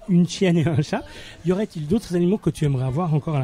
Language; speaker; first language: French; native; French